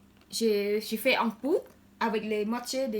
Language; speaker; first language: French; non-native, learner; Khmer